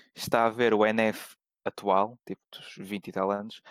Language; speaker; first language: Portuguese; native; Portuguese